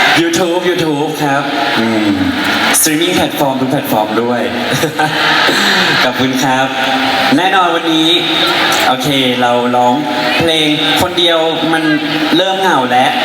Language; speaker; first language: Thai; native; Thai